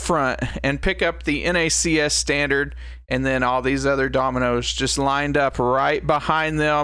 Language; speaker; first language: English; native; English